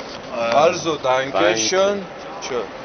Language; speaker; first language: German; non-native, learner; Lithuanian